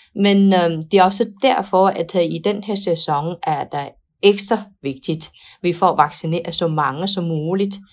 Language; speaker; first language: Danish; non-native, fluent; Chinese